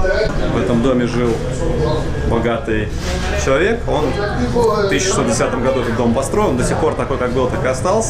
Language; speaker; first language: Russian; native; Russian